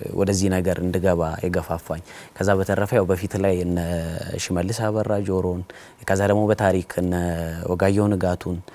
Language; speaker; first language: Amharic; native; Amharic